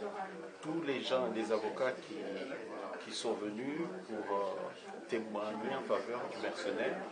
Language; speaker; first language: French; non-native, local second language; Comorian